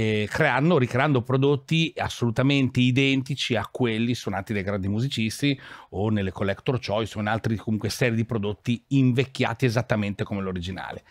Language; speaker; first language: Italian; native; Italian